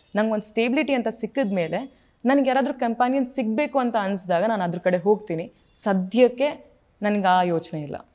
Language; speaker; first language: Kannada; native; Kannada